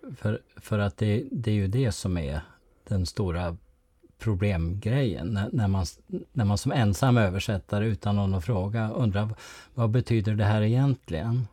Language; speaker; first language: Swedish; native; Swedish